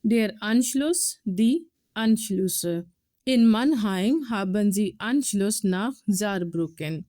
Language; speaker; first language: German; non-native, fluent; Urdu